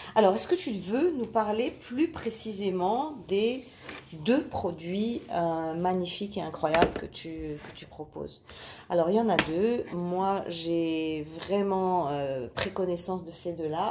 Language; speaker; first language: French; native; French